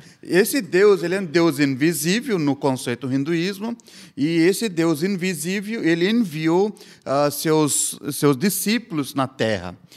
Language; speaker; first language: Portuguese; non-native, fluent; Hindi